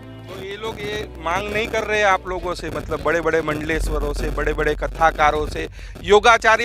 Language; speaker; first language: Hindi; native; Hindi